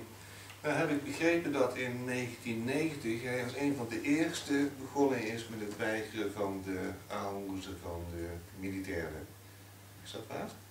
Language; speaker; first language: Dutch; native; Dutch